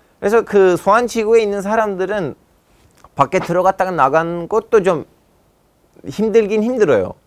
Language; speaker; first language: Korean; non-native, fluent; Turkish